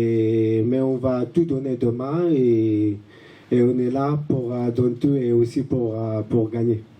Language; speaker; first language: French; non-native, learner; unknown